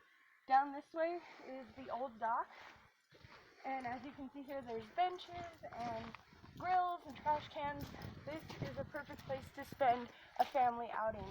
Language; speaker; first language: English; native; English